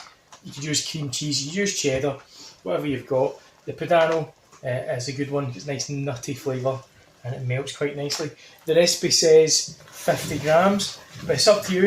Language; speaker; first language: English; native; English